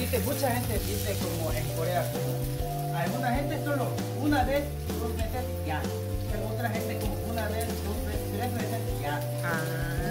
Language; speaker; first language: Spanish; non-native, learner; Korean